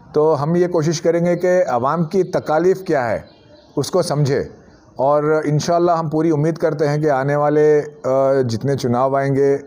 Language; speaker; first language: Hindi; non-native, local second language; Urdu